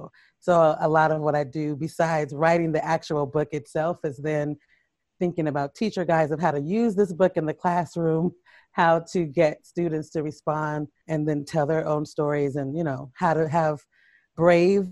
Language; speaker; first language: English; native; English